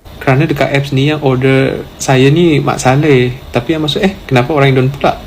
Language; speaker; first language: Indonesian; native; Indonesian